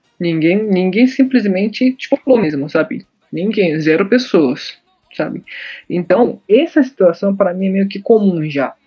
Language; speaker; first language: Portuguese; early bilingual, other home language; Japanese